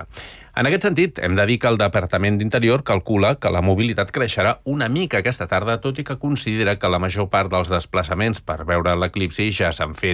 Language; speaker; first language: Catalan; native; Catalan